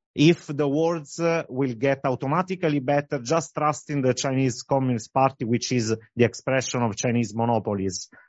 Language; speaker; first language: English; non-native, fluent; Italian